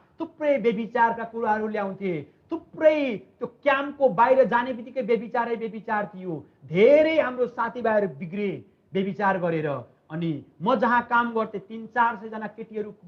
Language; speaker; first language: Nepali; native; Nepali